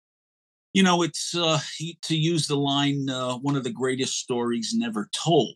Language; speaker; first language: English; native; English